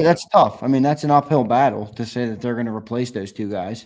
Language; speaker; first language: English; native; English